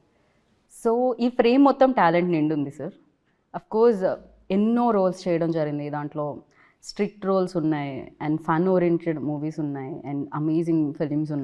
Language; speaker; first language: Telugu; native; Telugu